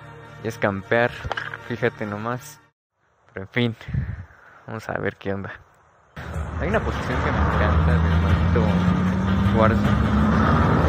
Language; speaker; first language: Spanish; native; Spanish